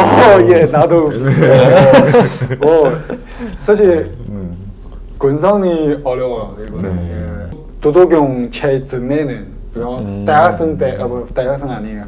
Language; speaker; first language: Korean; non-native, learner; Chinese